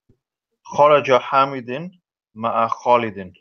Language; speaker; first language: Arabic; non-native, learner; English